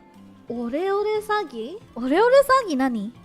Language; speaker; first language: Japanese; non-native, learner; English